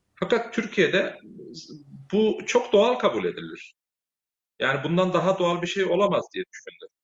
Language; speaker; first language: Turkish; early bilingual, heritage; Turkish